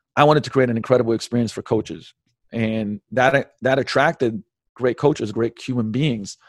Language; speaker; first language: English; early bilingual, other home language; Slovenian